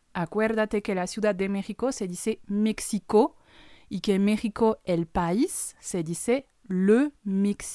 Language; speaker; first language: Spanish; non-native, fluent; French